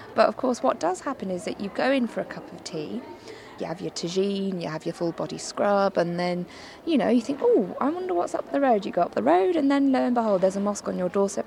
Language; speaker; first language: English; native; English